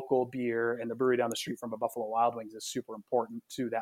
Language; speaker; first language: English; native; English